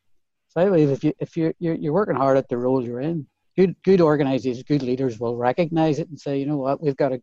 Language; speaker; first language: English; native; English